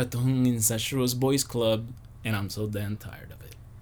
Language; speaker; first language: English; non-native, local second language; Spanish